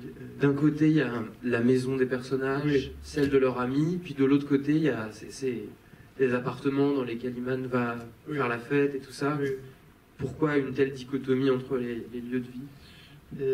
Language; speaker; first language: French; native; French